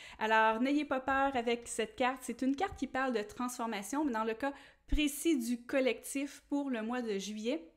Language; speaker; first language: French; native; French